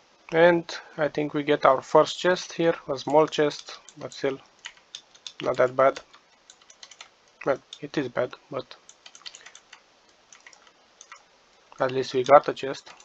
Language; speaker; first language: English; non-native, fluent; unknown